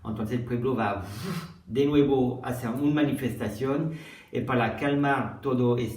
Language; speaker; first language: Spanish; non-native, learner; French